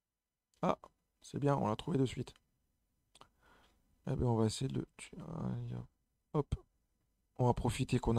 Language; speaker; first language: French; native; French